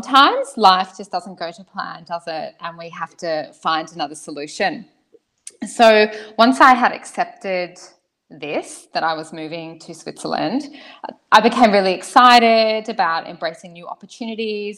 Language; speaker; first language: English; native; English